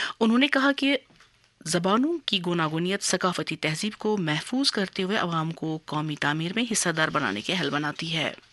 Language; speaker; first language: Urdu; non-native, local second language; Kashmiri